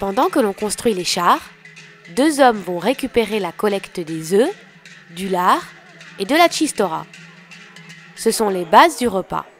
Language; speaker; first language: French; native; French